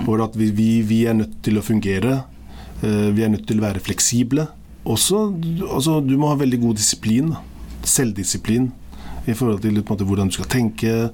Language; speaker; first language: Norwegian; early bilingual, other home language; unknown